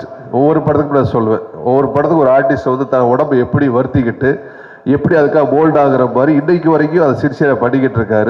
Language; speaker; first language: Tamil; native; Tamil